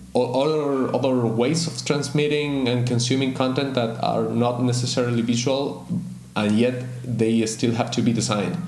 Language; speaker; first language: English; non-native, fluent; Spanish